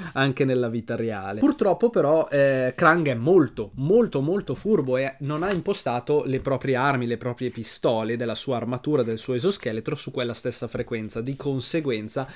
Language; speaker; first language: Italian; native; Italian